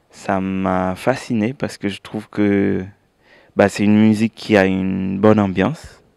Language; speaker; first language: French; native; French